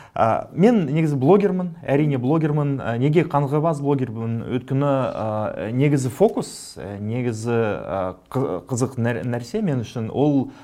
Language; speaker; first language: Kazakh; non-native, local second language; Russian